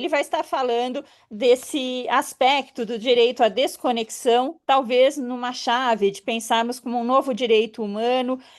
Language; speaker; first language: Portuguese; native; Portuguese